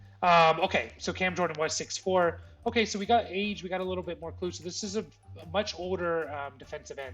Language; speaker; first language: English; native; English